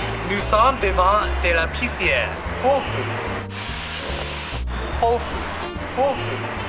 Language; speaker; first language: French; non-native, learner; English